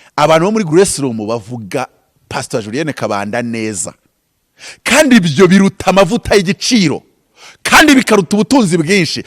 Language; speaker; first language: Kinyarwanda; native; Kinyarwanda